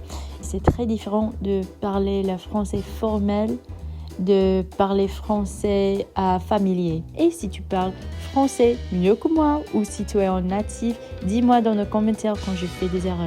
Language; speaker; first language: French; non-native, fluent; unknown